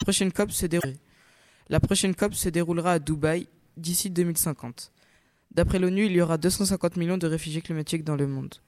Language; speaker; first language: French; native; French